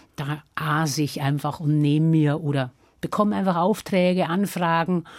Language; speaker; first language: German; non-native, local second language; Swiss German